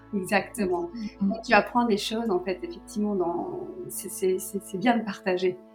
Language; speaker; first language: French; early bilingual, other home language; Sinhala